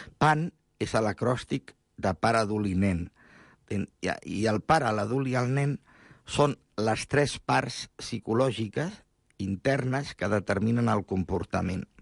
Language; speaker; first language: Catalan; native; Catalan